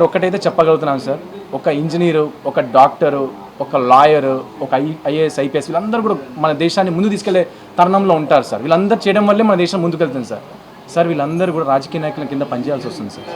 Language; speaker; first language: Telugu; native; Telugu